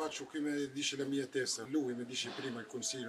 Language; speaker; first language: Italian; non-native, learner; Arabic